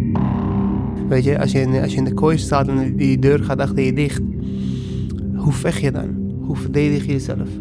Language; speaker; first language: Dutch; non-native, fluent; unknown